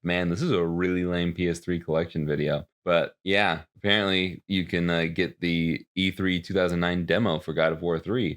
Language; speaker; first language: English; native; English